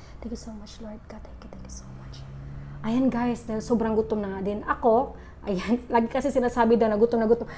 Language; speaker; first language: Filipino; non-native, local second language; Cebuano